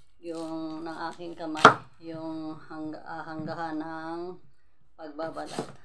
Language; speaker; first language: Filipino; non-native, local second language; Iloko